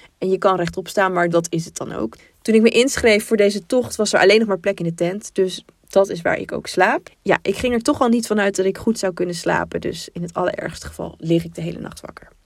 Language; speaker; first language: Dutch; native; Dutch